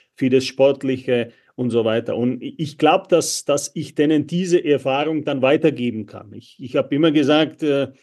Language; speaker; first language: German; non-native, fluent; Czech